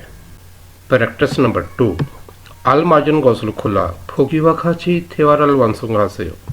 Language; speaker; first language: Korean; non-native, fluent; Urdu